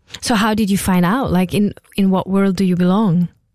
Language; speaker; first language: English; non-native, fluent; German